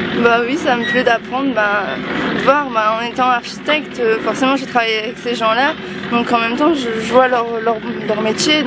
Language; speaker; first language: French; native; French